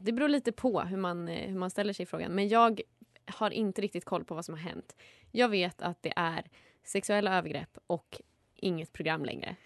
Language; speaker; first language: Swedish; native; Swedish